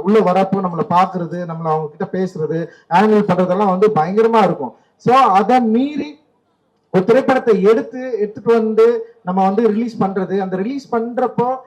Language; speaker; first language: Tamil; native; Tamil